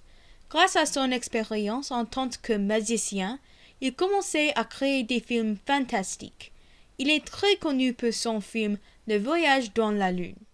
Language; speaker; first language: French; non-native, learner; English